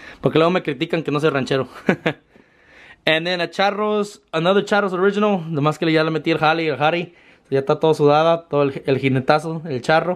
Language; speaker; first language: Spanish; early bilingual, heritage; Spanish